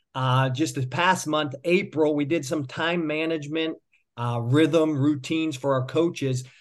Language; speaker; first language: English; native; English